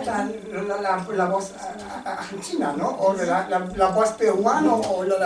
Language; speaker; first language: Spanish; non-native, learner; German